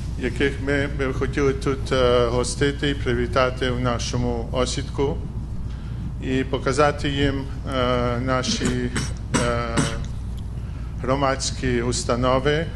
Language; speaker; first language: Ukrainian; early bilingual, heritage; Ukrainian